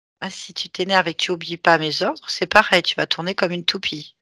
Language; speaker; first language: French; native; French